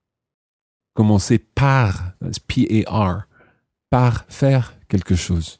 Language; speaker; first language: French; non-native, fluent; English